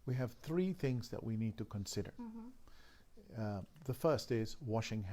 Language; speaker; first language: English; native; English